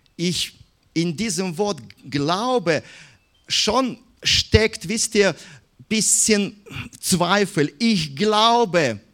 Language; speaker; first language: German; non-native, fluent; Russian